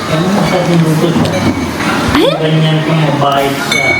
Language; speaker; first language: Filipino; non-native, learner; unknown